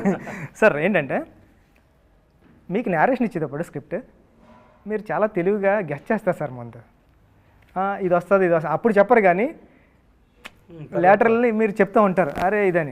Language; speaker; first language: Telugu; native; Telugu